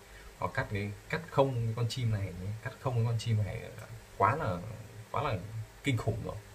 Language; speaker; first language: Vietnamese; native; Vietnamese